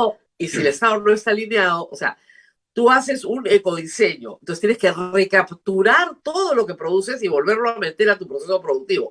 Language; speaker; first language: Spanish; native; Spanish